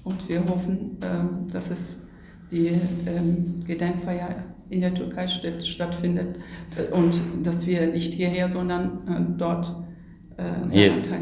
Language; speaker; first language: German; non-native, fluent; Turkish